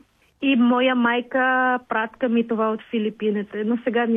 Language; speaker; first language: Bulgarian; non-native, learner; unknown